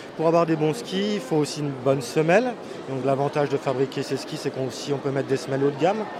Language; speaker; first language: French; native; French